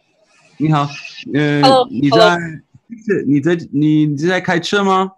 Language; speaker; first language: Chinese; non-native, fluent; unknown